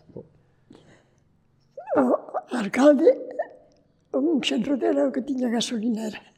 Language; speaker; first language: Galician; native; Galician